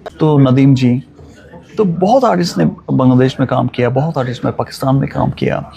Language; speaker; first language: Hindi; non-native, learner; Bangla